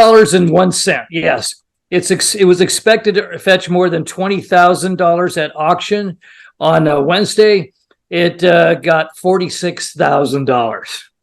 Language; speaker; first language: English; native; English